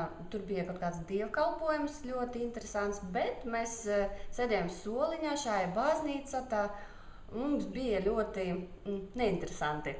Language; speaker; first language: Latvian; non-native, local second language; Russian